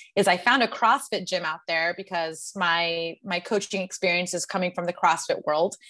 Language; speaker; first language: English; native; English